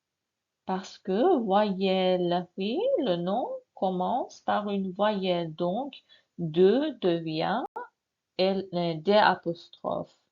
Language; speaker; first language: French; non-native, fluent; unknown